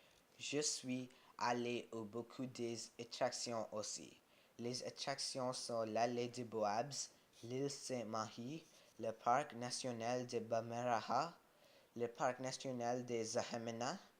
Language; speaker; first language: French; non-native, learner; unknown